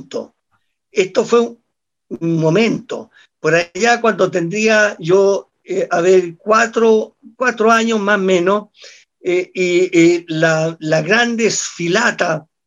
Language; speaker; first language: Spanish; early bilingual, other home language; Italian